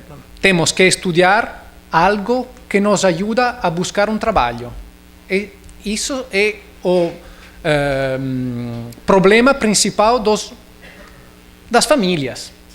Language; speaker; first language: Portuguese; non-native, learner; Italian